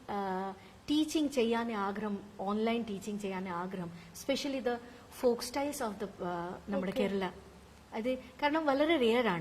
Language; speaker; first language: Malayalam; non-native, local second language; Bangla